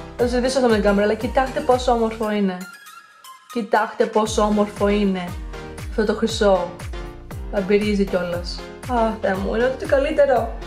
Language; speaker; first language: Greek; early bilingual, heritage; Greek